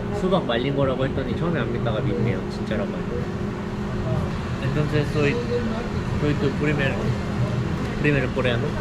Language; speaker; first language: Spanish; non-native, learner; Korean